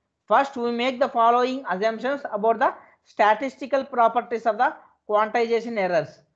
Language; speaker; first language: English; non-native, local second language; Telugu